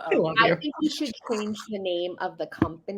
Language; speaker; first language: English; native; English